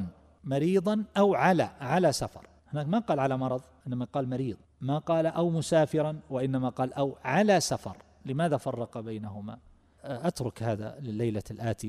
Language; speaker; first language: Arabic; native; Arabic